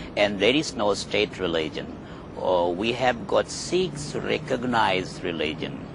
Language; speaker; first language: English; non-native, fluent; Indonesian